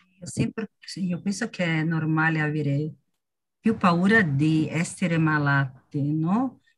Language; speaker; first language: Italian; non-native, learner; Portuguese